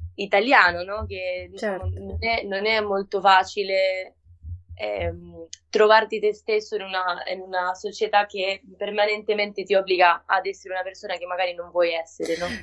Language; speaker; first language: Italian; non-native, fluent; Spanish